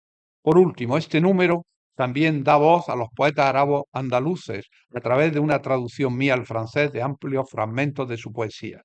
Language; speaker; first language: Spanish; native; Spanish